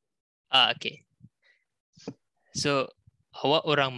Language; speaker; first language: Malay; non-native, local second language; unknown